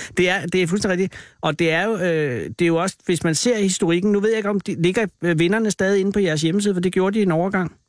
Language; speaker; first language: Danish; native; Danish